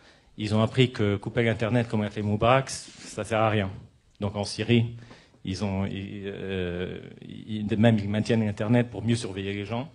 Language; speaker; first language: French; non-native, local second language; Arabic